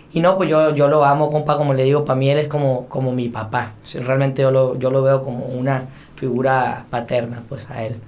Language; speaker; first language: Spanish; native; Spanish